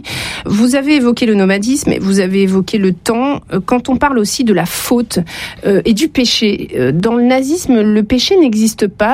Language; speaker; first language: French; native; French